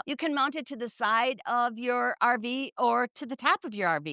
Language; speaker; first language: English; native; English